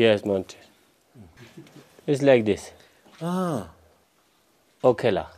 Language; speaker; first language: English; non-native, learner; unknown